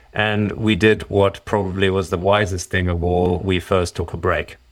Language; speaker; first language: English; early bilingual, other home language; German